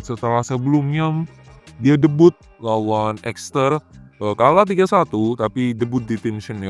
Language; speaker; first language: Indonesian; native; Indonesian